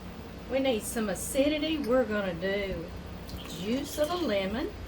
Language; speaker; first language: English; native; English